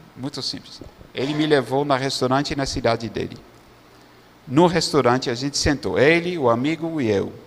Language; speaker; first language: Portuguese; non-native, fluent; Dutch